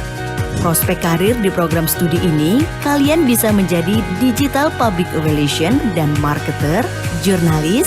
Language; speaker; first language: Indonesian; native; Indonesian